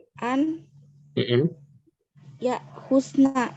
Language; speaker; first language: Arabic; non-native, learner; Indonesian